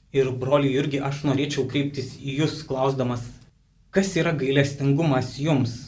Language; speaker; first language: Lithuanian; native; Lithuanian